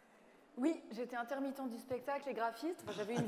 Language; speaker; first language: French; native; French